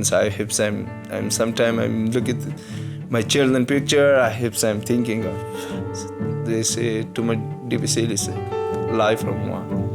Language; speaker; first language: English; non-native, learner; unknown